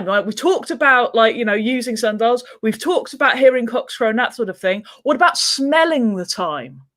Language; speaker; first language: English; native; English